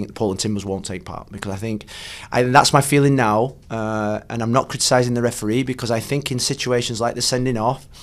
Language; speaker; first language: English; native; English